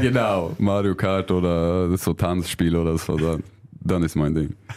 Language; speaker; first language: German; non-native, learner; Swedish